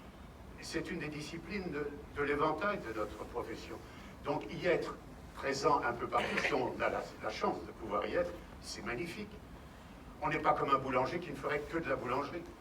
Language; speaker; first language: French; native; French